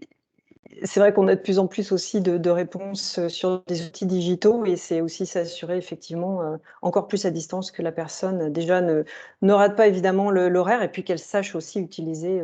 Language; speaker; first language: French; native; French